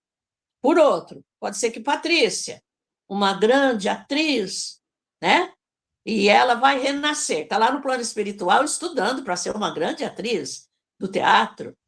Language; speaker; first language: Portuguese; native; Portuguese